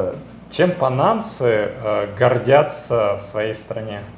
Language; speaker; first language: Russian; native; Russian